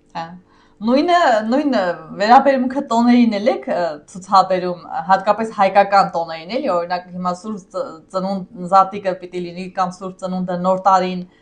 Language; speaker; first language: Armenian; native; Armenian